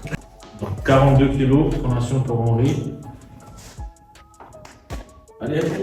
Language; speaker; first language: French; native; French